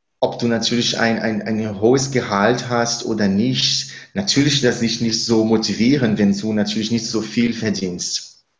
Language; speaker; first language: German; non-native, fluent; Spanish